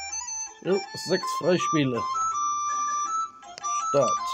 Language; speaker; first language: German; native; German